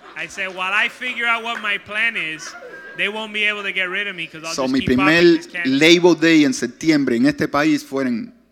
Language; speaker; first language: Spanish; native; Spanish